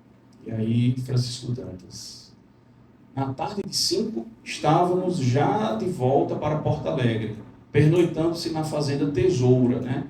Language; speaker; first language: Portuguese; native; Portuguese